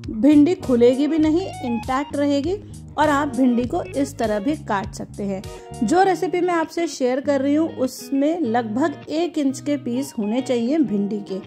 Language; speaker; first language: Hindi; native; Hindi